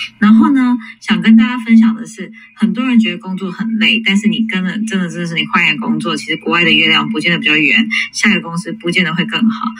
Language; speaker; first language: Chinese; early bilingual, heritage; English